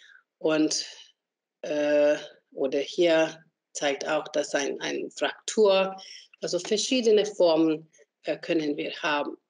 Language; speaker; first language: German; non-native, fluent; Hungarian